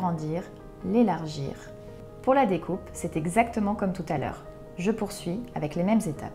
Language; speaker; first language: French; native; French